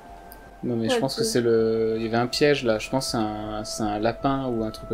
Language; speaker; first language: French; native; French